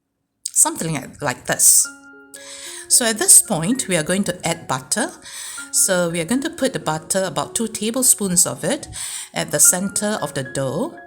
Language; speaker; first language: English; native; English